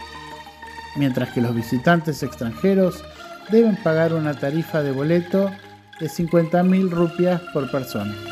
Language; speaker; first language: Spanish; non-native, fluent; Indonesian